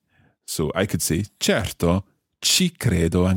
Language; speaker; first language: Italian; non-native, fluent; English